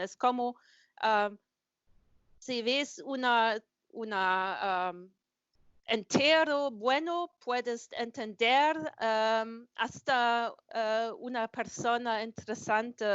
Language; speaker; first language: Spanish; non-native, learner; German